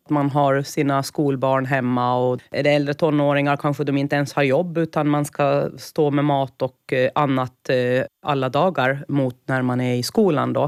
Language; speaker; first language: Swedish; native; Swedish